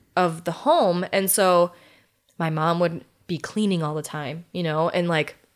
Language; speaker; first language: English; native; English